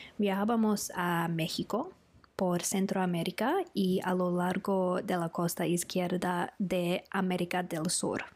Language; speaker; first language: Spanish; non-native, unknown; English